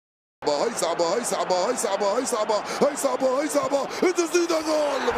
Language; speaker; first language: Arabic; native; Arabic